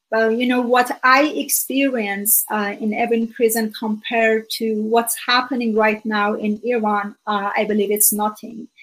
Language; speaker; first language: English; non-native, fluent; Persian